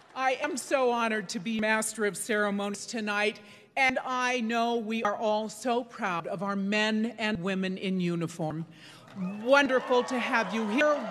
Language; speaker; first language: English; native; English